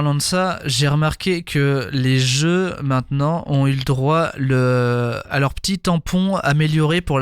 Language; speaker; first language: French; native; French